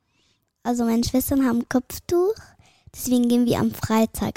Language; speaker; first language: German; early bilingual, other home language; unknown